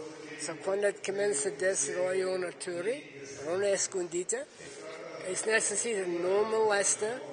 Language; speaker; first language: Spanish; non-native, learner; English